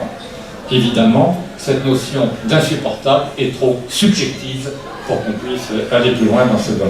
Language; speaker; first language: French; native; French